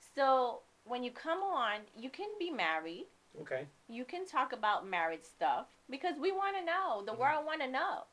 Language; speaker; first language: English; native; English